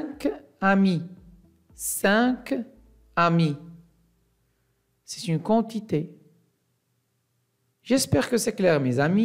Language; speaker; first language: French; non-native, local second language; Arabic